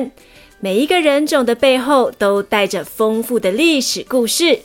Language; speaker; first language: Chinese; native; Chinese